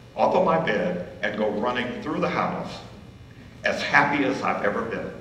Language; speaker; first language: English; native; English